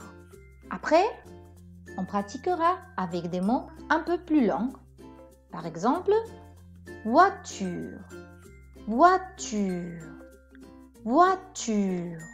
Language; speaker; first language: French; non-native, fluent; Spanish